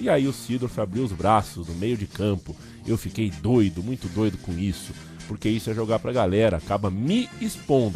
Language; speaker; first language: Portuguese; native; Portuguese